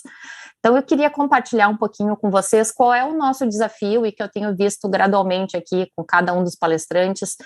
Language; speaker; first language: Portuguese; native; Portuguese